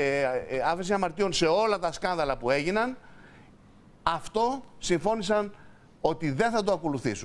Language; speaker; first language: Greek; native; Greek